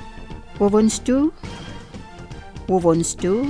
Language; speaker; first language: German; non-native, fluent; Indonesian